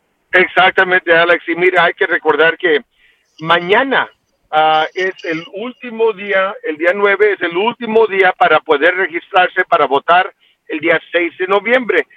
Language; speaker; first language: Spanish; early bilingual, heritage; Spanish